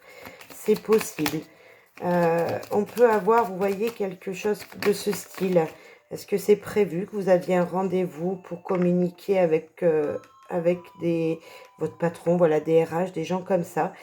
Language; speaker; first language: French; native; French